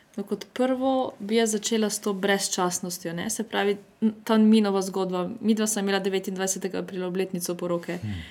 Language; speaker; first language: Slovenian; native; Slovenian